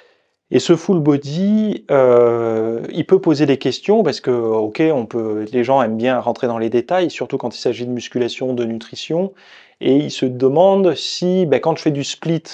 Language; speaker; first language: French; native; French